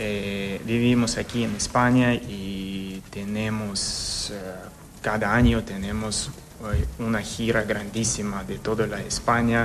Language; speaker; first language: Spanish; non-native, learner; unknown